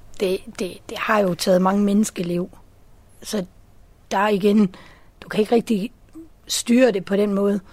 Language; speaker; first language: Danish; native; Danish